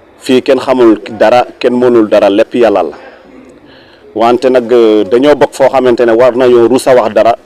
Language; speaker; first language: Wolof; non-native, local second language; Serer